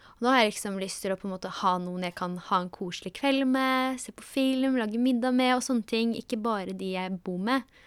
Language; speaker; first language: Norwegian; early bilingual, other home language; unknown